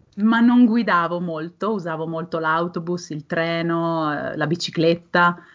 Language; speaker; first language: Italian; native; Italian